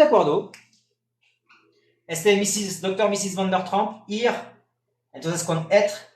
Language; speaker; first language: Spanish; non-native, fluent; French